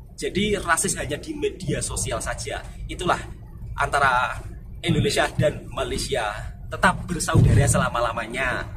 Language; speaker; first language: Indonesian; native; Indonesian